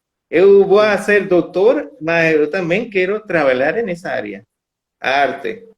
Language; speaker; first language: Portuguese; non-native, fluent; Spanish